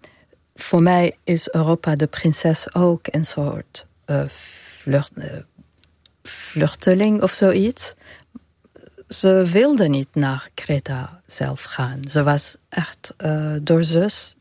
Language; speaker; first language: Dutch; non-native, fluent; Arabic